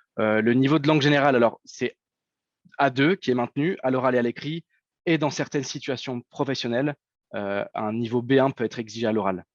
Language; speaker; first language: French; native; French